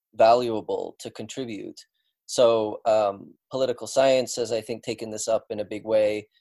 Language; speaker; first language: English; native; English